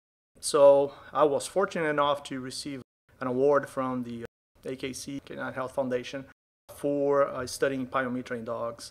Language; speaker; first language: English; non-native, fluent; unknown